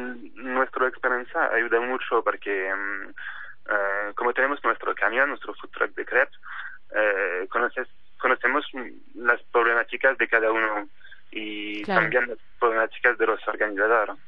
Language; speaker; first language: Spanish; non-native, fluent; French